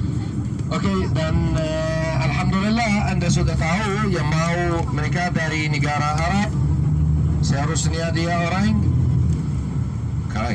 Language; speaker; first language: Indonesian; non-native, learner; Arabic